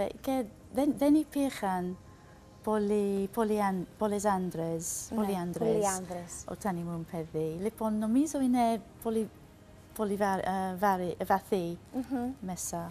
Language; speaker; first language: Greek; non-native, learner; English